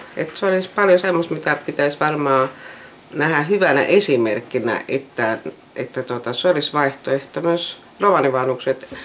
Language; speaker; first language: Finnish; early bilingual, heritage; Finnish